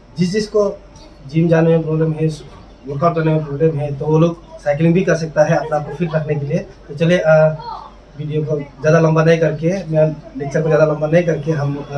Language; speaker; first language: Hindi; non-native, local second language; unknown